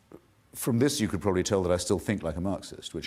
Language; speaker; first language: English; native; English